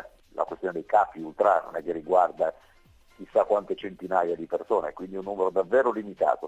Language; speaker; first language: Italian; native; Italian